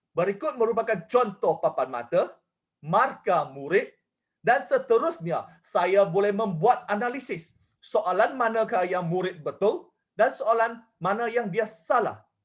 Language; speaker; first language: Malay; non-native, local second language; Chinese